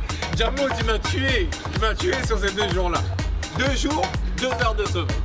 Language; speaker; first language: French; native; French